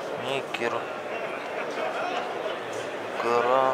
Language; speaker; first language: Russian; native; Russian